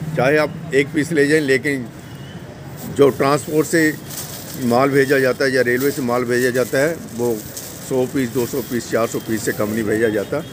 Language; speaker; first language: Hindi; non-native, local second language; Punjabi